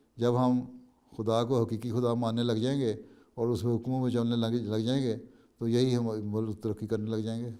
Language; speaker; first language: Urdu; native; Urdu